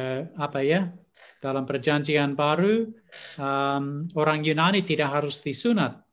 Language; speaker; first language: Indonesian; non-native, fluent; English